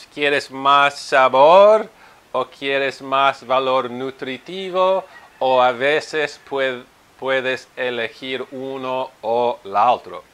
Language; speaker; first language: Spanish; non-native, fluent; Italian